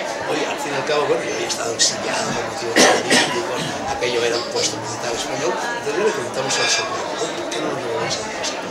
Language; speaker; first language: Spanish; native; Spanish